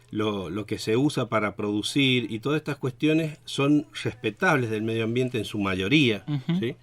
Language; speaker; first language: Spanish; native; Spanish